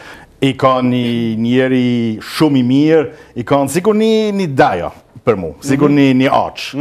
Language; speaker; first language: Albanian; non-native, learner; German